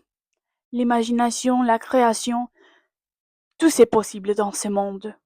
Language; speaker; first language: French; non-native, learner; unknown